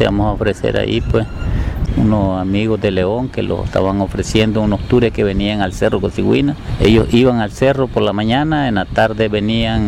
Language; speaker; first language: Spanish; native; Spanish